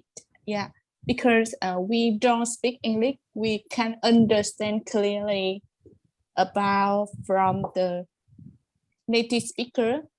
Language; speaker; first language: English; non-native, learner; Vietnamese